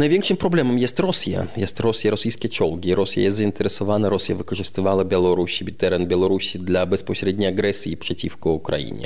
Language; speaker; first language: Polish; non-native, fluent; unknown